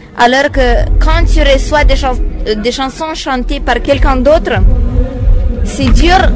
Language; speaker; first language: French; non-native, fluent; Romanian